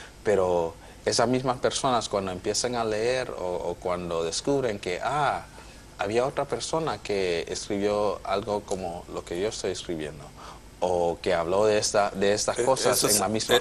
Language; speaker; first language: Spanish; non-native, fluent; English